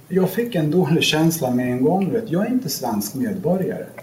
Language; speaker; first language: Swedish; non-native, learner; Lithuanian